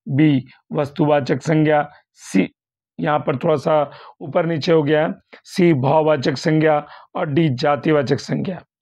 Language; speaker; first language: Hindi; native; Hindi